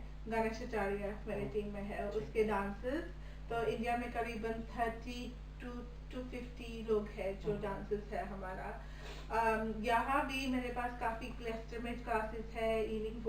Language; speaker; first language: Hindi; early bilingual, heritage; Hindi